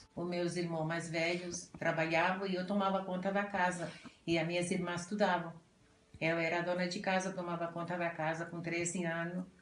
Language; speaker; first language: Portuguese; non-native, fluent; Italian